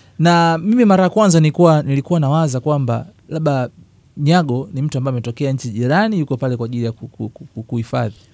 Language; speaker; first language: Swahili; native; Swahili